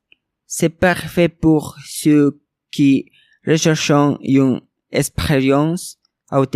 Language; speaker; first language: French; non-native, learner; Spanish